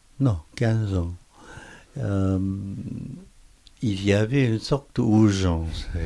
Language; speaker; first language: French; non-native, fluent; Korean